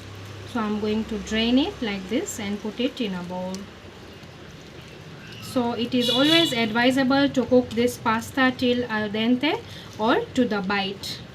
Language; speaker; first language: English; non-native, local second language; Gujarati